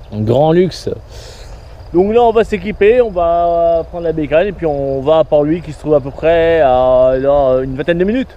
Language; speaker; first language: French; native; French